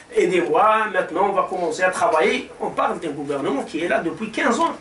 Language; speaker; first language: French; non-native, local second language; Arabic